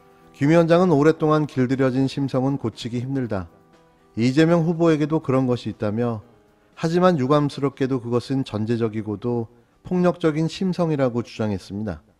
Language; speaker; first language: Korean; native; Korean